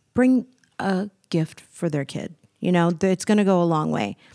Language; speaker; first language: English; native; English